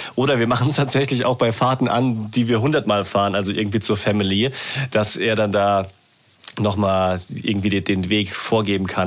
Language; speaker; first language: German; native; German